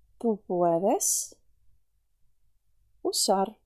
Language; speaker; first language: Spanish; non-native, fluent; Ukrainian